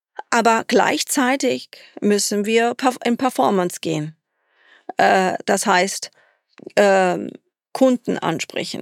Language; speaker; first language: German; non-native, fluent; Italian